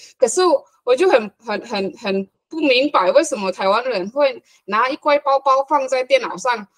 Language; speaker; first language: Chinese; non-native, fluent; Hakka Chinese